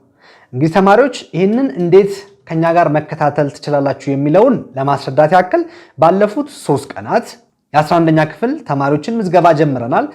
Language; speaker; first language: Amharic; native; Amharic